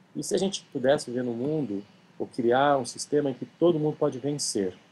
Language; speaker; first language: Portuguese; native; Portuguese